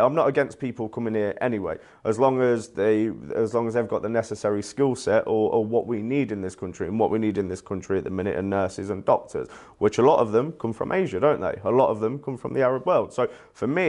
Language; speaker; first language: English; native; English